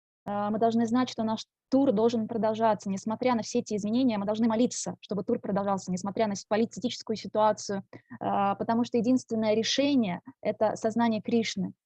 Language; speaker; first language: Russian; native; Russian